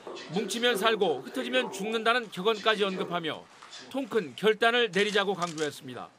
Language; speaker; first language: Korean; native; Korean